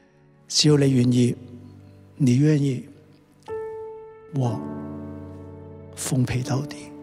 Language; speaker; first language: Chinese; non-native, local second language; Cantonese